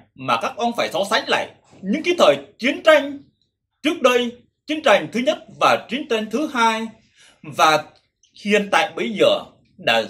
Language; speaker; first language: Vietnamese; non-native, local second language; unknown